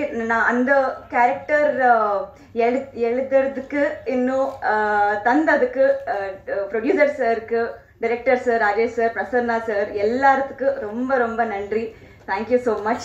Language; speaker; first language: Tamil; non-native, learner; Telugu